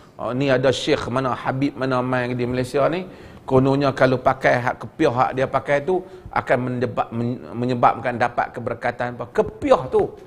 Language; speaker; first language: Malay; native; Malay